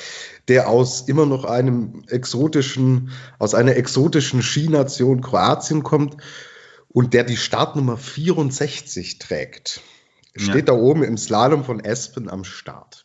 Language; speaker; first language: German; native; German